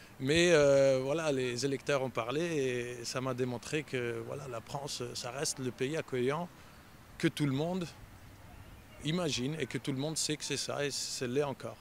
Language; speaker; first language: French; early bilingual, heritage; French